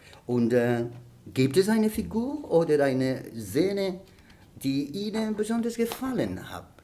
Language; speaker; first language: German; non-native, learner; Spanish